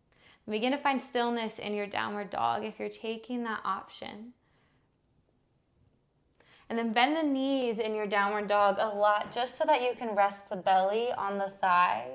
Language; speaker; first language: English; native; English